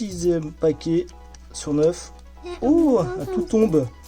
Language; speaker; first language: French; native; French